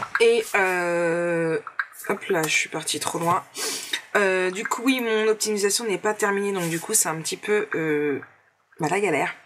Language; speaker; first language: French; native; French